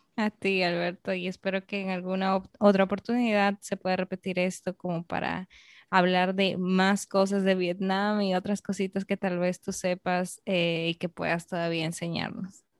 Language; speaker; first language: Spanish; native; Spanish